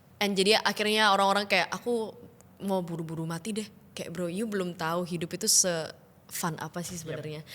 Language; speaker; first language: Indonesian; native; Indonesian